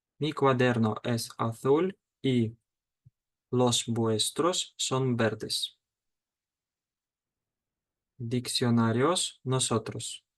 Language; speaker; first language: Spanish; non-native, fluent; Ukrainian